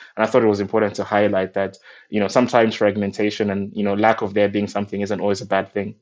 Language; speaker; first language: English; non-native, local second language; Nyanja